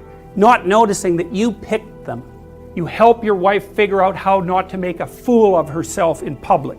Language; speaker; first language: English; native; English